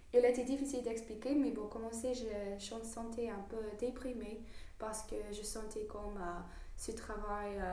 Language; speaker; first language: French; non-native, fluent; English